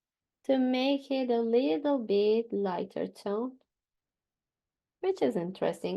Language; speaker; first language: English; non-native, fluent; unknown